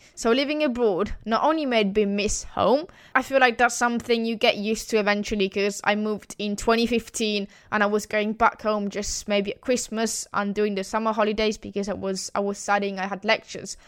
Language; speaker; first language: English; non-native, fluent; Italian